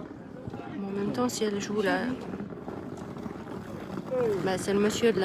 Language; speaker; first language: French; native; French